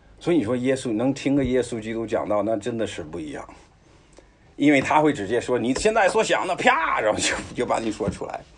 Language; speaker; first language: Chinese; non-native, fluent; English